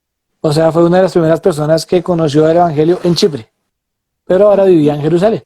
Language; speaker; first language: Spanish; native; Spanish